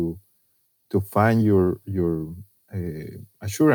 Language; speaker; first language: English; non-native, fluent; Spanish